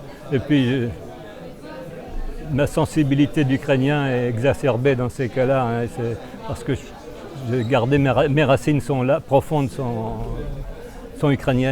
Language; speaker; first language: French; early bilingual, other home language; Ukrainian